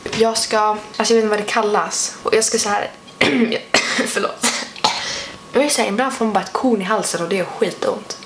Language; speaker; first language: Swedish; native; Swedish